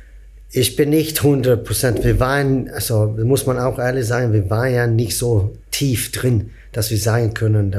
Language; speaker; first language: German; non-native, fluent; Swedish